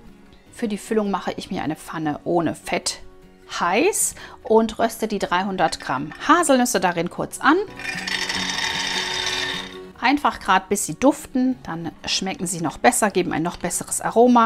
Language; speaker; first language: German; native; German